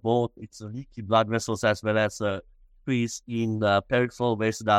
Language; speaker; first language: English; non-native, local second language; Sinhala